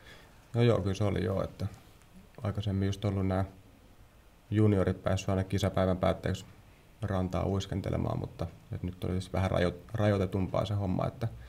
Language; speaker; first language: Finnish; native; Finnish